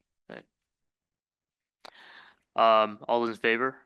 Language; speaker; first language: English; native; English